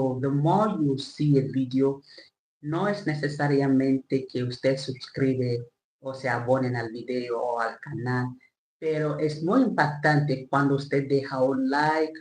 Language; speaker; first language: Spanish; non-native, learner; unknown